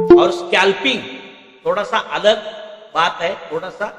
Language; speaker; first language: Hindi; non-native, local second language; Marathi